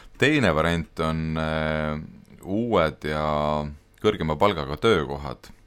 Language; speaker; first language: Estonian; native; Estonian